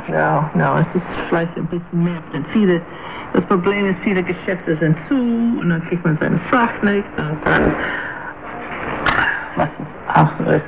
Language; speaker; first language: German; native; German